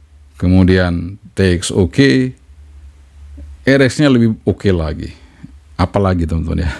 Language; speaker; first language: Indonesian; native; Indonesian